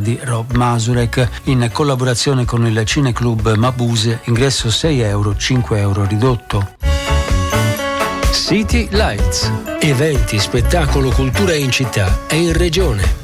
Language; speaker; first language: Italian; native; Italian